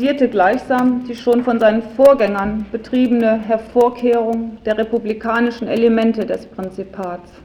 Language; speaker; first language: German; native; German